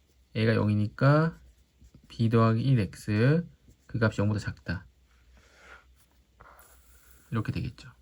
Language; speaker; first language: Korean; native; Korean